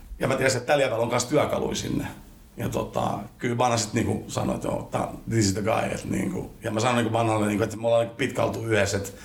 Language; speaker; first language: Finnish; early bilingual, other home language; Spanish